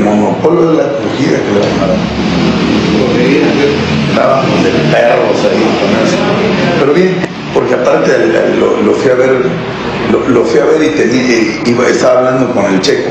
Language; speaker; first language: Spanish; native; Spanish